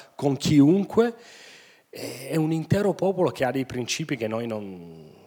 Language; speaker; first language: Italian; native; Italian